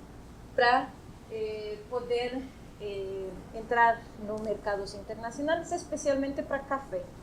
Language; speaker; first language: Portuguese; non-native, fluent; Spanish